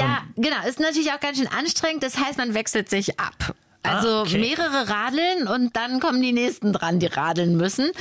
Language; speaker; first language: German; native; German